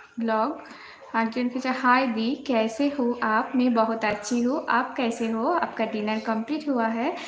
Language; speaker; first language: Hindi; non-native, local second language; Bangla